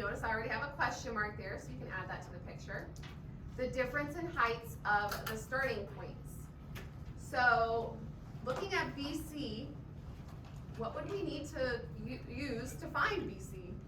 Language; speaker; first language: English; native; English